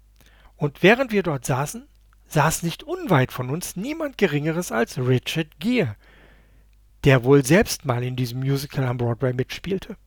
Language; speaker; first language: German; native; German